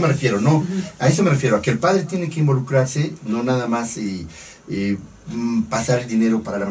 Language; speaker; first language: Spanish; native; Spanish